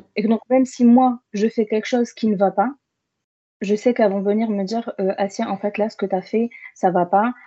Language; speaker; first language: French; early bilingual, other home language; Arabic